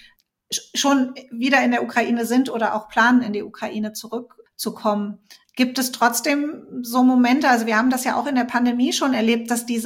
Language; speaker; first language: German; native; German